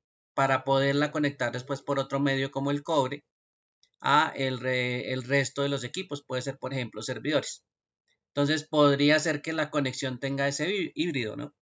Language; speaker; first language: Spanish; native; Spanish